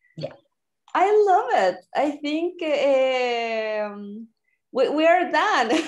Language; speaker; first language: English; non-native, fluent; Spanish